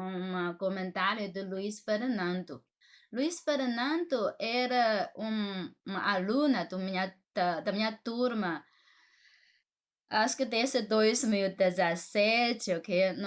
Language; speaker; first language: Portuguese; non-native, fluent; Chinese